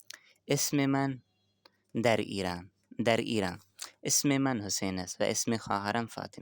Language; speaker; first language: Persian; non-native, fluent; Urdu